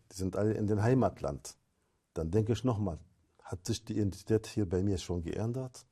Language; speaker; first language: German; non-native, fluent; Arabic